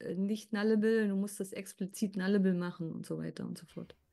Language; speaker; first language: German; native; German